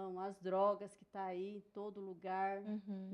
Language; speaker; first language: Portuguese; native; Portuguese